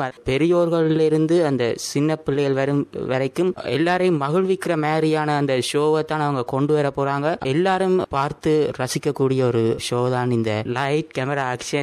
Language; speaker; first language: Tamil; early bilingual, other home language; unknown